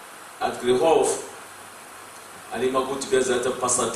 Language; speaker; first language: Russian; non-native, learner; English